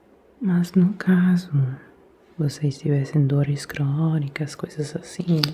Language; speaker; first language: Portuguese; non-native, fluent; Italian